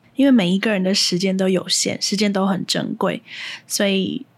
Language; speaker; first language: Chinese; native; Chinese